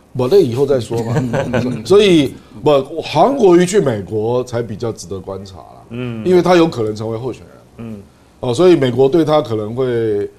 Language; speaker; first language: Chinese; native; Chinese